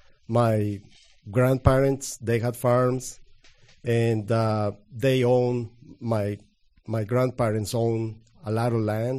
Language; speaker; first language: English; non-native, fluent; Spanish